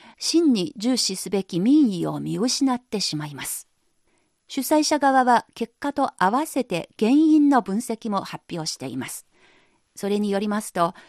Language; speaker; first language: Japanese; non-native, fluent; Chinese